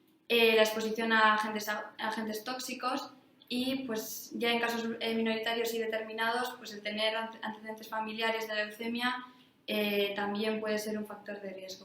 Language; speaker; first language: Spanish; native; Spanish